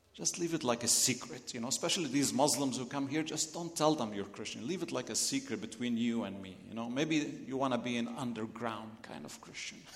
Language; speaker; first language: English; non-native, fluent; Arabic